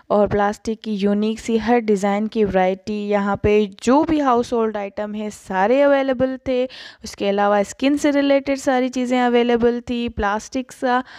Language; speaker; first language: Urdu; native; Urdu